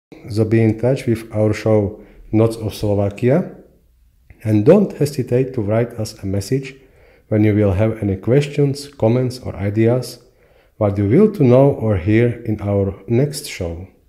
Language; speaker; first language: English; non-native, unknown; Slovak